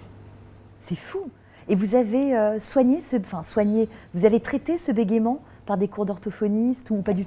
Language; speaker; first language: French; native; French